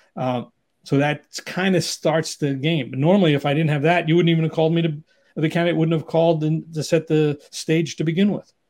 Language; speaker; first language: English; native; English